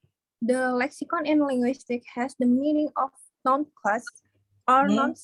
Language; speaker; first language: English; non-native, learner; Indonesian